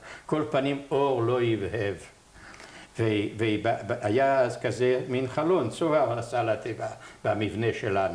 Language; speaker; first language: Hebrew; non-native, fluent; Yiddish